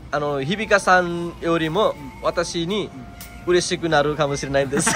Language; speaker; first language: Japanese; non-native, learner; Nepali